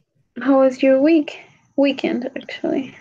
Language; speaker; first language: English; non-native, fluent; Spanish